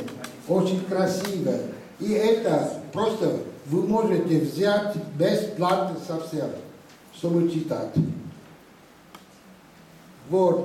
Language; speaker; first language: Russian; non-native, fluent; Vietnamese